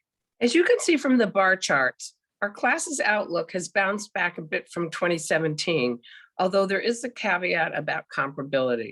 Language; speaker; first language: English; native; English